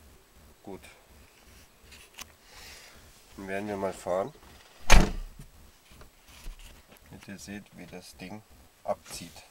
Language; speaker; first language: German; native; German